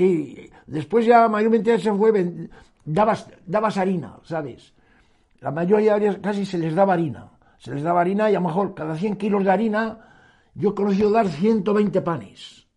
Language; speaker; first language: Spanish; native; Spanish